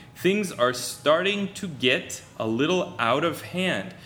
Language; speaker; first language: English; native; English